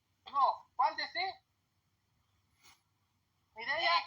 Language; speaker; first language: Spanish; native; Spanish